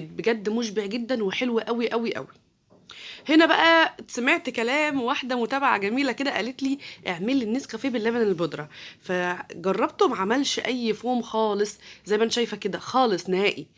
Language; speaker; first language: Arabic; native; Arabic